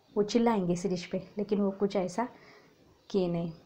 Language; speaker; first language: Hindi; non-native, local second language; Marathi